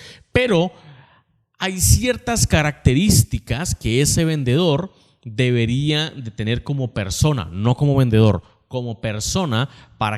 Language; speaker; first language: Spanish; native; Spanish